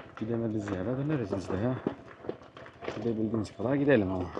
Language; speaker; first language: Turkish; native; Turkish